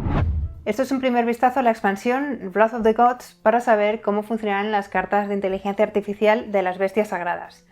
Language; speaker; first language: Spanish; native; Spanish